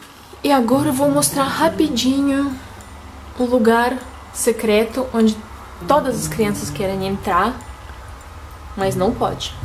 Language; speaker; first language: Portuguese; non-native, fluent; Russian